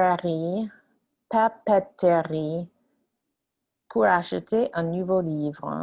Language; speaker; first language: French; non-native, fluent; English